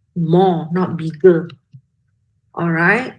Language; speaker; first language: English; non-native, local second language; Malay